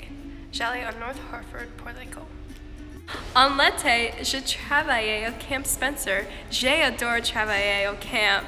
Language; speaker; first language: French; non-native, learner; English